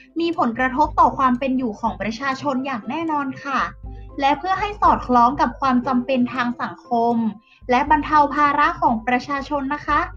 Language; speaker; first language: Thai; native; Thai